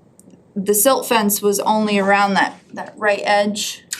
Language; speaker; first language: English; native; English